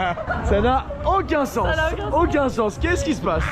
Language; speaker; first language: French; native; French